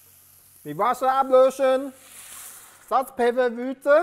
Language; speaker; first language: German; non-native, learner; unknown